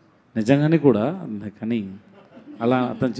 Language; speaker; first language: Telugu; non-native, learner; Tamil